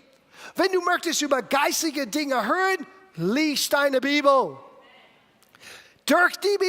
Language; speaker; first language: German; non-native, fluent; English